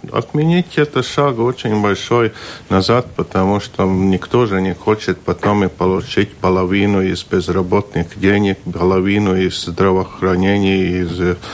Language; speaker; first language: Russian; non-native, local second language; Latvian